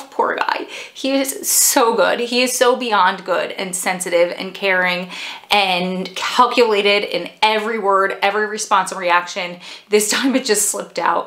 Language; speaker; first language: English; native; English